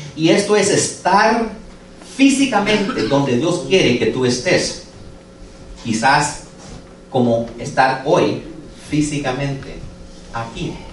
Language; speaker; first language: Spanish; non-native, fluent; English